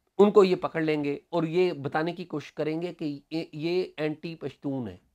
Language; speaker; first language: Urdu; non-native, local second language; Punjabi